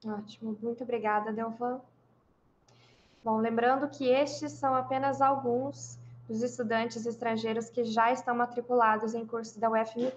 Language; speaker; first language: Portuguese; native; Portuguese